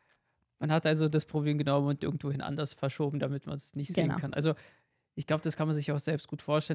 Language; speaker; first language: German; native; German